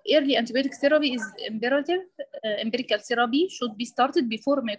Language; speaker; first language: English; non-native, fluent; Arabic